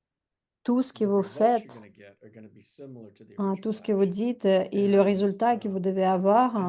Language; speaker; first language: French; non-native, fluent; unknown